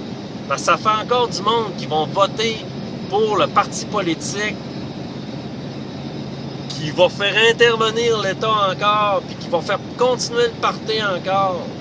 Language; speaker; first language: French; native; French